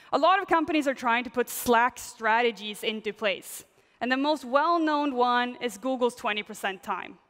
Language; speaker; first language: English; non-native, fluent; Swedish